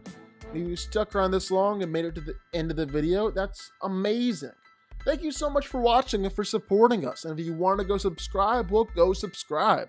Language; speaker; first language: English; native; English